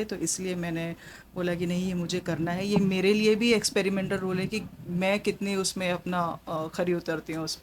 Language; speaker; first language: Hindi; native; Hindi